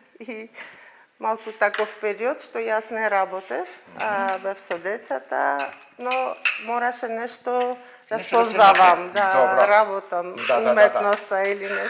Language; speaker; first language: Macedonian; non-native, fluent; Armenian